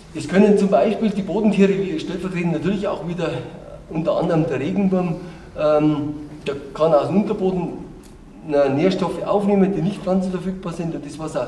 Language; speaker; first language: German; native; German